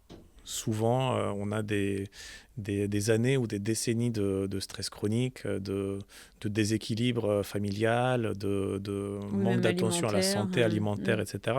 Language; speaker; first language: French; native; French